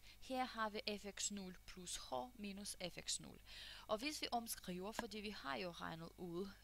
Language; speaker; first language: Danish; non-native, fluent; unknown